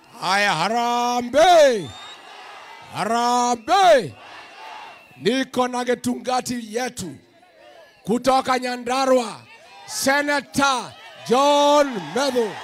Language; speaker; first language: Swahili; non-native, local second language; Kikuyu